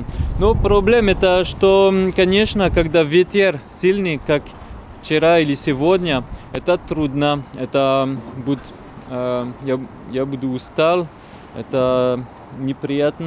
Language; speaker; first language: Russian; non-native, learner; French